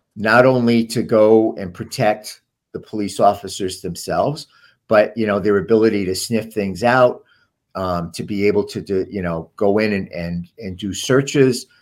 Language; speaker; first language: English; native; English